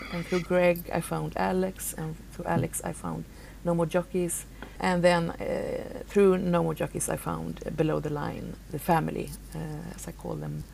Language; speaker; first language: English; non-native, fluent; Swedish